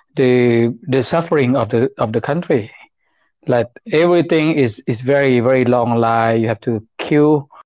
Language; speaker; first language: English; non-native, learner; Lao